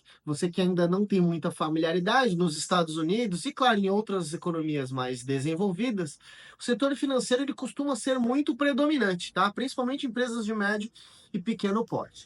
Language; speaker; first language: Portuguese; native; Portuguese